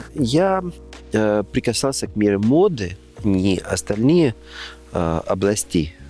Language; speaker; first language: Russian; non-native, fluent; Greek